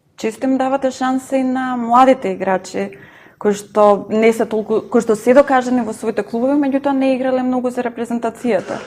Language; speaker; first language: Macedonian; native; Macedonian